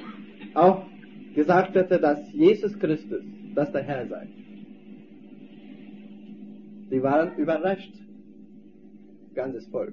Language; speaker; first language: German; non-native, fluent; Turkish